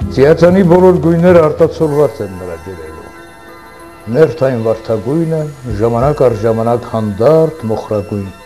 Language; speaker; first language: Armenian; non-native, local second language; Assyrian Neo-Aramaic